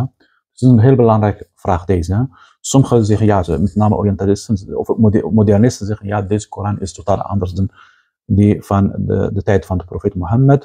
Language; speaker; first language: Dutch; non-native, fluent; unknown